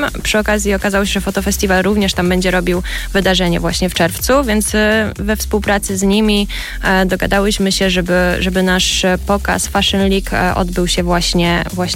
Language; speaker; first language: Polish; native; Polish